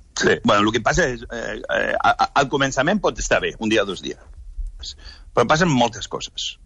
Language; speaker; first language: Catalan; non-native, local second language; Spanish